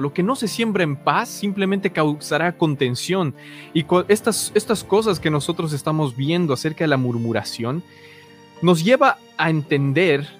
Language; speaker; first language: Spanish; native; Spanish